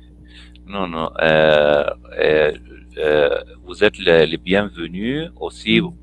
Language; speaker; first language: French; non-native, fluent; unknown